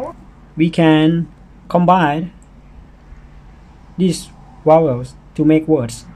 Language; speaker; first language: English; non-native, learner; Thai